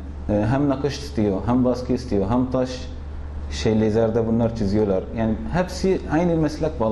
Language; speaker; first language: Turkish; non-native, fluent; Arabic